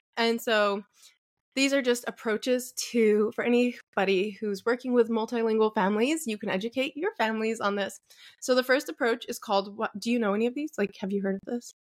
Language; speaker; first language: English; early bilingual, other home language; Arabic